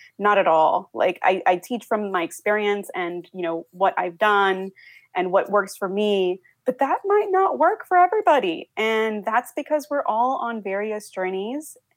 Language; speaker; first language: English; early bilingual, other home language; Spanish